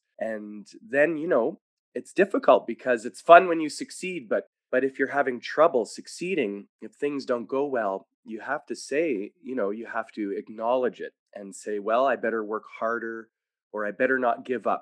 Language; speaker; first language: English; native; English